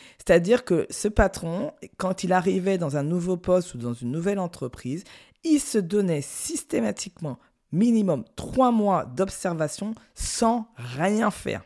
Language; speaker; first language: French; native; French